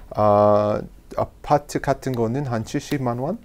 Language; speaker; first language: Korean; non-native, learner; English